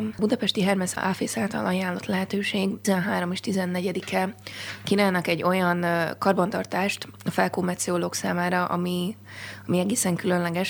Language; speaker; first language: Hungarian; native; Hungarian